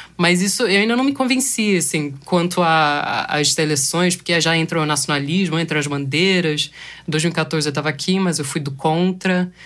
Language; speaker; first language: Portuguese; non-native, fluent; English